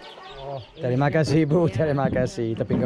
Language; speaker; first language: Indonesian; non-native, learner; English